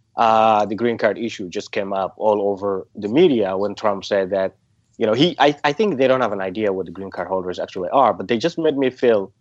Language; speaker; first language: English; non-native, fluent; Somali